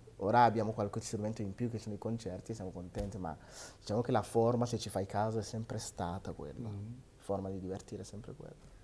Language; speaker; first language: Italian; early bilingual, other home language; Akan